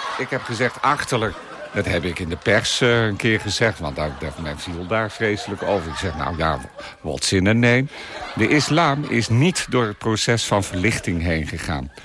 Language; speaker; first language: Dutch; native; Dutch